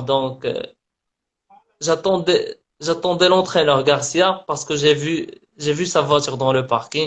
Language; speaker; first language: French; non-native, local second language; Arabic